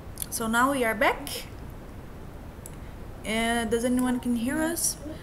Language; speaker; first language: English; non-native, fluent; Portuguese